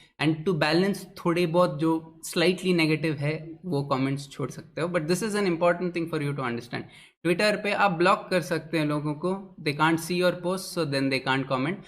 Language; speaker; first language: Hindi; non-native, local second language; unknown